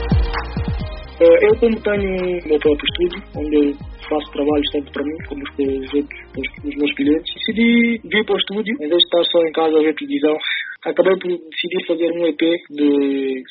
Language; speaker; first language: Portuguese; early bilingual, other home language; Upper Guinea Crioulo